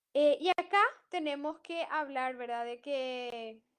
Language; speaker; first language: Spanish; native; Spanish